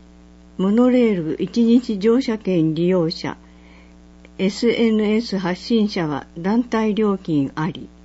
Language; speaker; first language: Japanese; native; Japanese